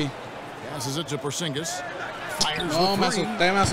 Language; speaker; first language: Spanish; native; Spanish